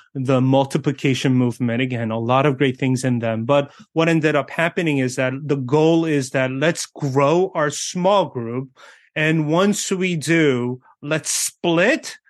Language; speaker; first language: English; early bilingual, other home language; Korean